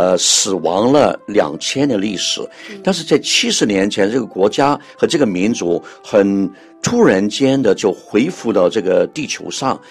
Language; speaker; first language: Chinese; non-native, local second language; Cantonese